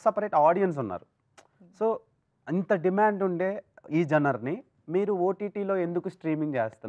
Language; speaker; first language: Telugu; native; Telugu